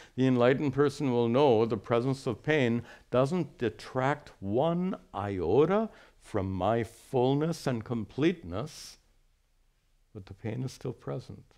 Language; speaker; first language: English; native; English